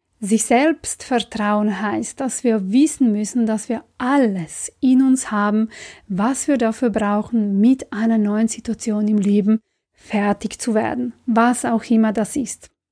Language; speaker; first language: German; non-native, fluent; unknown